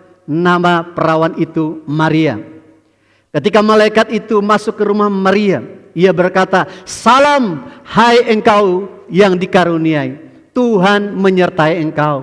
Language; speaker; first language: Indonesian; native; Indonesian